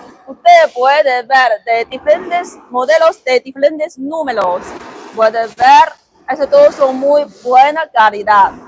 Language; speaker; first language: Spanish; non-native, learner; Chinese